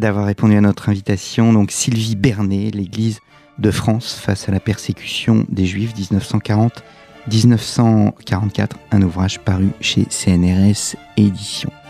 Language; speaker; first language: French; native; French